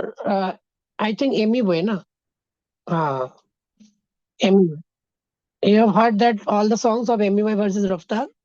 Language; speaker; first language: English; non-native, fluent; Bangla